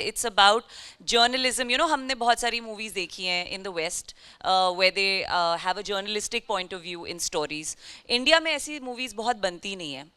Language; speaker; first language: Hindi; native; Hindi